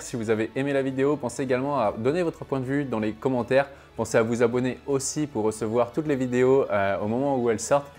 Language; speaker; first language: French; native; French